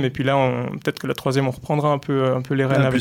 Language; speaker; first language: French; native; French